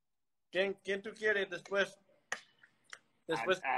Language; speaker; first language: Spanish; early bilingual, heritage; English